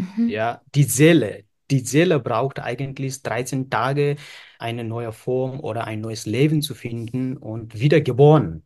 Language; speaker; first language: German; non-native, fluent; Nepali